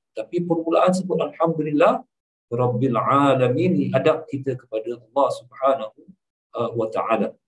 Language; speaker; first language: Malay; native; Malay